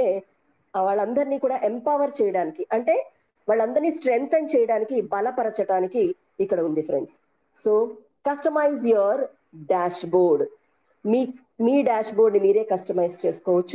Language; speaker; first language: Telugu; native; Telugu